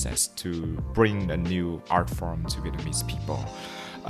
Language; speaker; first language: English; non-native, fluent; Vietnamese